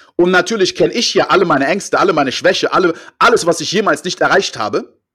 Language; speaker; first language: German; early bilingual, heritage; French